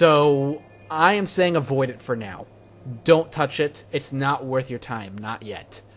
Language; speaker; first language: English; native; English